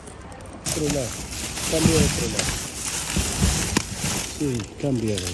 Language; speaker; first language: Spanish; non-native, learner; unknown